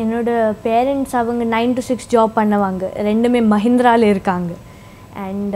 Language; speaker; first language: Tamil; non-native, local second language; Hindi